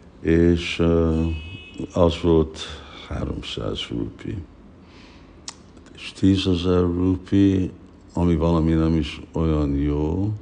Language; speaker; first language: Hungarian; early bilingual, heritage; Hungarian